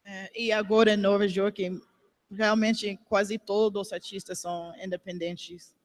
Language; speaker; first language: Portuguese; non-native, learner; English